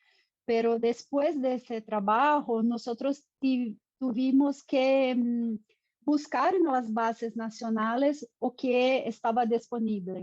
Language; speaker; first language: Spanish; non-native, fluent; Portuguese